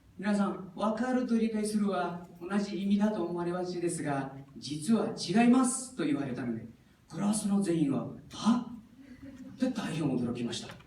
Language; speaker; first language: Japanese; non-native, fluent; Nepali